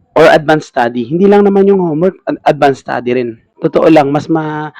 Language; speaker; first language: Filipino; native; Filipino